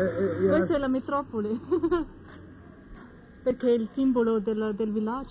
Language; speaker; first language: Italian; non-native, learner; German